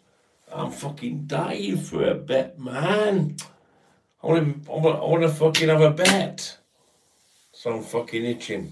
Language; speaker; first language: English; native; English